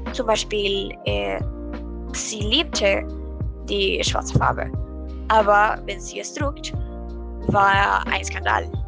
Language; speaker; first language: German; non-native, learner; Spanish